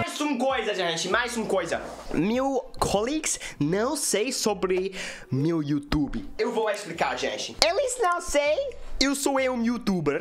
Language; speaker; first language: Portuguese; non-native, learner; English